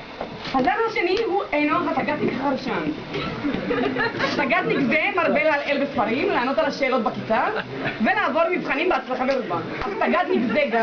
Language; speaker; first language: Hebrew; native; Hebrew